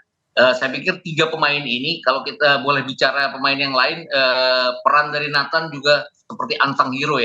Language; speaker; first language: Indonesian; native; Indonesian